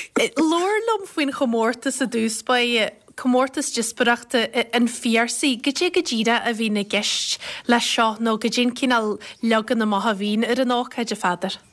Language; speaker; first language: Irish; native; Irish